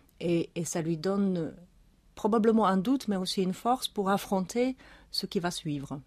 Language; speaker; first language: French; non-native, fluent; Czech